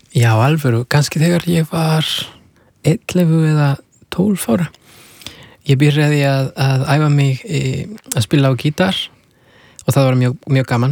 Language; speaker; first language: Icelandic; non-native, fluent; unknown